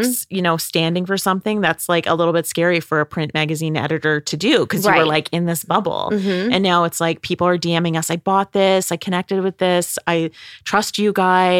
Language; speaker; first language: English; native; English